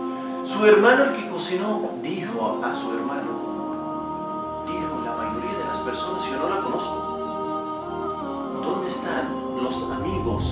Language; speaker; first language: Spanish; non-native, fluent; Arabic